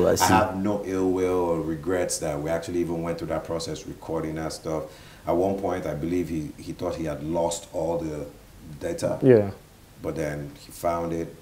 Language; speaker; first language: English; non-native, local second language; Igbo